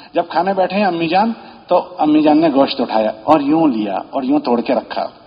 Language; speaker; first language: Urdu; native; Urdu